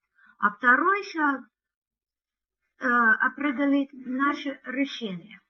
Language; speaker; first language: Russian; non-native, learner; English